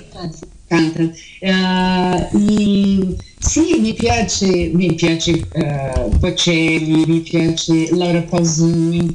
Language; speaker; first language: Italian; early bilingual, heritage; Portuguese